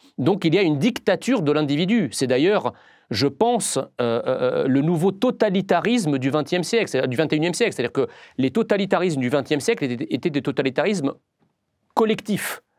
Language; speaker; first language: French; early bilingual, other home language; Arabic